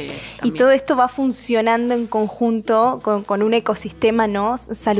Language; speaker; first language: Spanish; native; Spanish